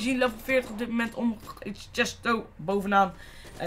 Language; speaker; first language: Dutch; native; Dutch